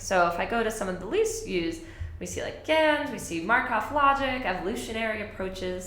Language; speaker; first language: English; native; English